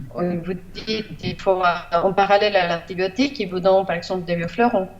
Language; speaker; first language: French; non-native, fluent; Spanish